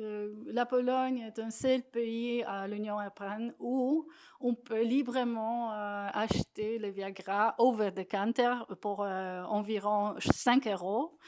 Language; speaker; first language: French; non-native, fluent; Polish